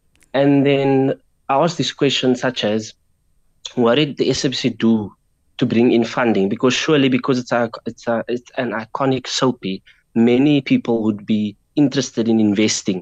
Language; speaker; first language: English; non-native, local second language; Afrikaans